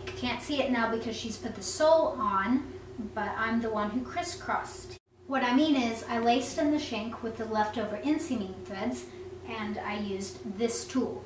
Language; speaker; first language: English; native; English